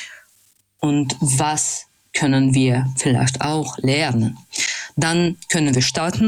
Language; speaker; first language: German; non-native, fluent; Russian